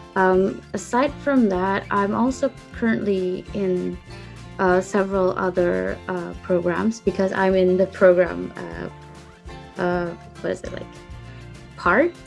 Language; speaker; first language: English; non-native, fluent; Indonesian